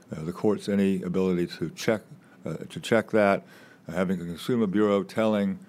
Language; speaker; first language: English; native; English